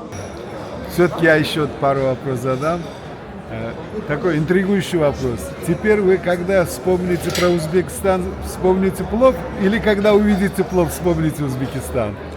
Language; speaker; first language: Russian; non-native, local second language; Uzbek